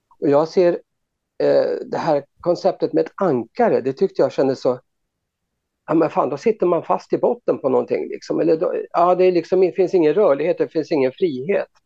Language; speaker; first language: Swedish; native; Swedish